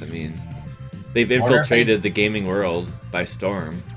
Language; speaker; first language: English; native; English